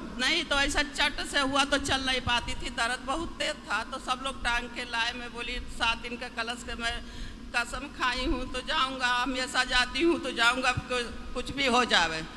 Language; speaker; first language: Hindi; native; Hindi